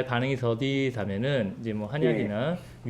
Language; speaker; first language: Korean; native; Korean